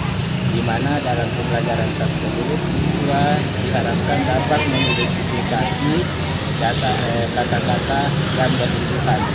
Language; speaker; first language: Indonesian; native; Indonesian